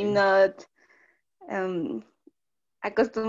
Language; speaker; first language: English; non-native, learner; Spanish